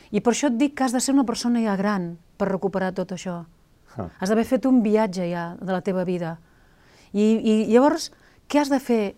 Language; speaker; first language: Catalan; native; Catalan